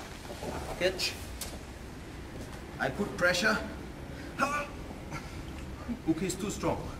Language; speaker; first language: English; non-native, learner; German